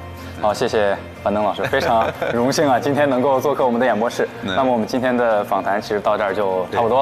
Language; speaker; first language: Chinese; native; Chinese